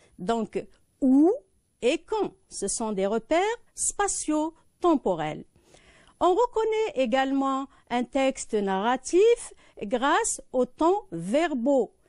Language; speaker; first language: French; non-native, local second language; Arabic